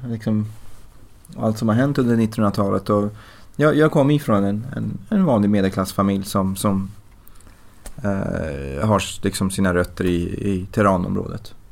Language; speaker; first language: Swedish; early bilingual, other home language; Persian